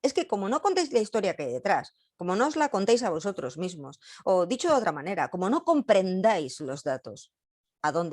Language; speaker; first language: Spanish; native; Spanish